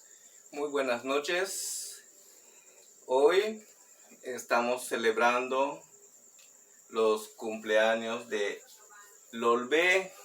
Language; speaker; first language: Spanish; native; Spanish